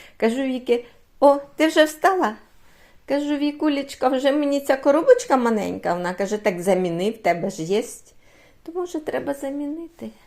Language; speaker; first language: Ukrainian; native; Ukrainian